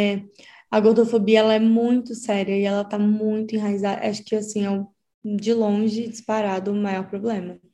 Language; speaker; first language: Portuguese; native; Portuguese